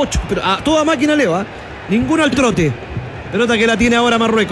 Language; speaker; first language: Spanish; native; Spanish